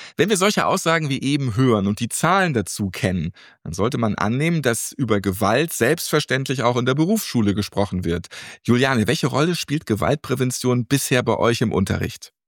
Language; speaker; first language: German; native; German